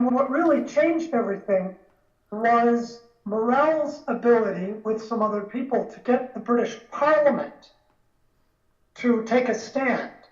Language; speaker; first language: English; native; English